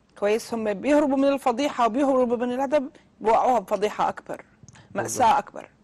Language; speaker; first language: Arabic; native; Arabic